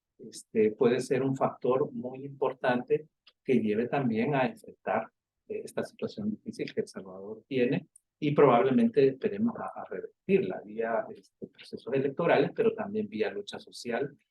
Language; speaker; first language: Spanish; native; Spanish